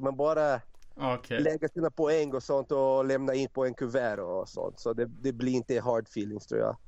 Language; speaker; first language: Swedish; non-native, fluent; Portuguese